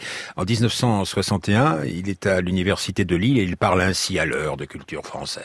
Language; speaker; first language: French; native; French